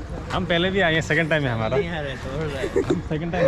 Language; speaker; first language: Hindi; non-native, local second language; Assamese